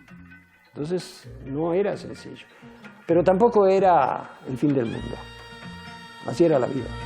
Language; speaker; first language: Spanish; native; Spanish